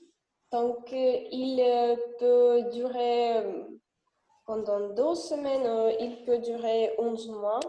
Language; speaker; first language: French; non-native, learner; Russian